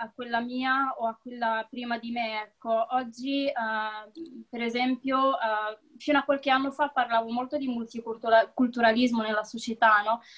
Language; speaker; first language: Italian; early bilingual, other home language; Arabic